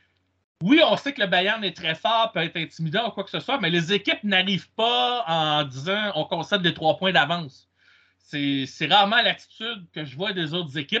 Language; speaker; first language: French; native; French